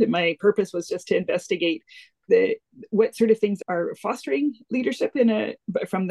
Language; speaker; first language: English; native; English